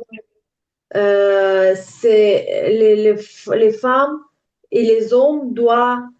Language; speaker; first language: French; non-native, learner; Ukrainian